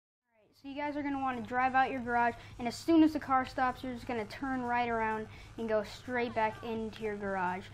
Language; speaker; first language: English; native; English